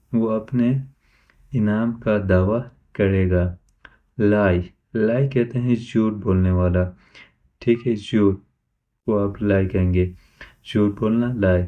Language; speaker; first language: Urdu; native; Urdu